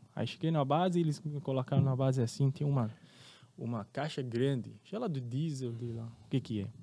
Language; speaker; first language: Portuguese; non-native, fluent; Arabic